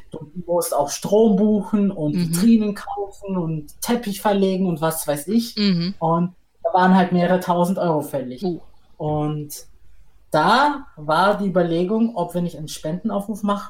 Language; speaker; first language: German; native; German